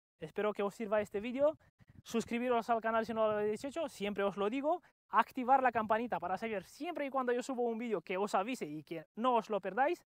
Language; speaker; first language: Spanish; non-native, fluent; Romanian